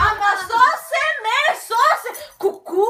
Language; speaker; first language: German; early bilingual, other home language; Romany